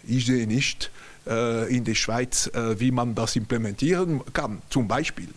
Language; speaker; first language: German; non-native, local second language; French